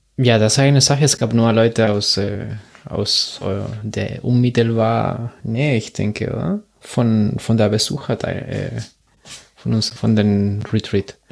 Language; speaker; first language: German; non-native, fluent; Spanish